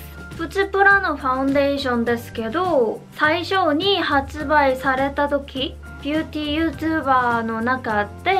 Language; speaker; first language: Japanese; non-native, fluent; Korean